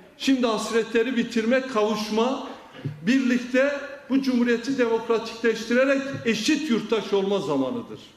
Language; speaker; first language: Turkish; non-native, local second language; Kurdish